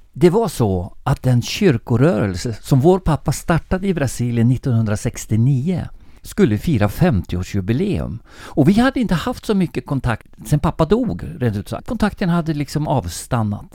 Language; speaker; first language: Swedish; native; Swedish